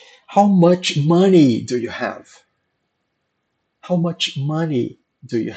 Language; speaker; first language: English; non-native, fluent; Portuguese